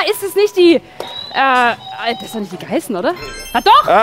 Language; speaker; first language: German; native; German